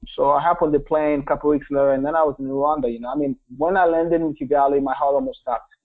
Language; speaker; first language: English; non-native, local second language; Kinyarwanda